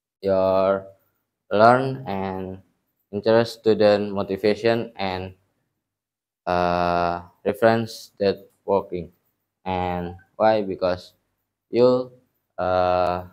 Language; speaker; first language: English; non-native, learner; Indonesian